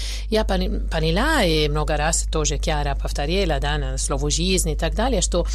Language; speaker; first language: Russian; non-native, learner; Italian